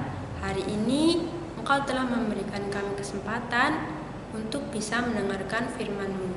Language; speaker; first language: Indonesian; native; Indonesian